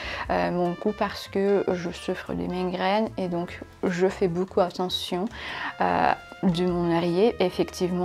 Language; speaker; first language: French; non-native, fluent; Russian